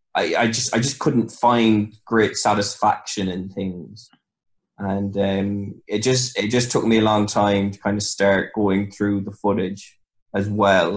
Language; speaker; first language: English; native; English